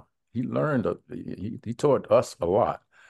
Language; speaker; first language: English; native; English